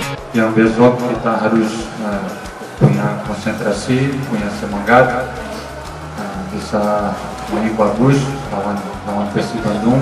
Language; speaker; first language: Indonesian; non-native, fluent; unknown